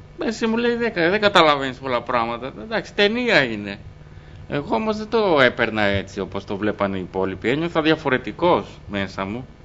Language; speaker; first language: Greek; early bilingual, other home language; Albanian